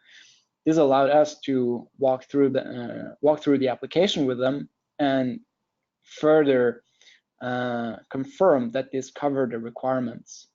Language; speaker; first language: English; non-native, fluent; Norwegian